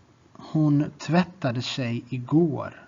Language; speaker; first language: Swedish; non-native, fluent; Tigrinya